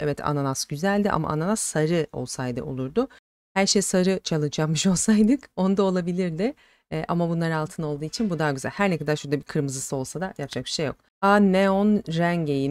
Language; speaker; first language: Turkish; native; Turkish